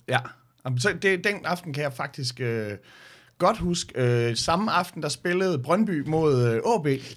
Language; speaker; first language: Danish; native; Danish